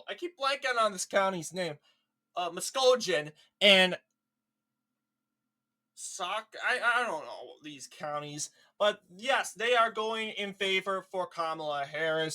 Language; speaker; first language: English; native; English